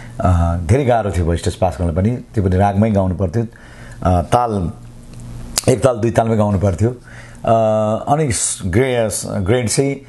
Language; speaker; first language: Nepali; native; Nepali